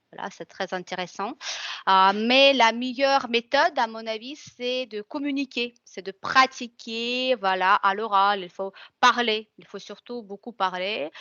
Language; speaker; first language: French; non-native, fluent; Russian